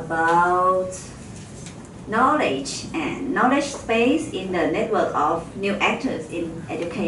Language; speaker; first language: English; non-native, fluent; Thai